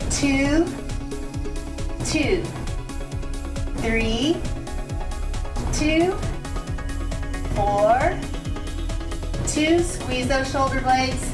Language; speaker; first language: English; native; English